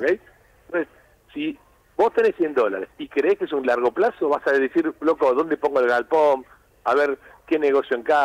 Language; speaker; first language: Spanish; native; Spanish